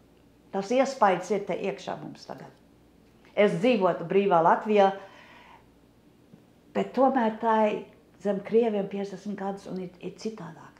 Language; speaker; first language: Latvian; early bilingual, heritage; English